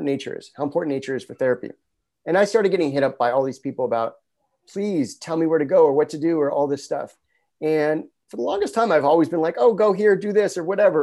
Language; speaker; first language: English; native; English